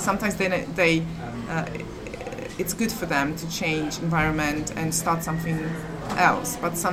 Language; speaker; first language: English; non-native, fluent; Polish